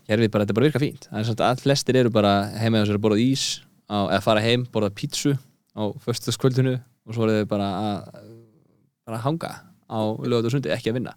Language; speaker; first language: Icelandic; early bilingual, heritage; Icelandic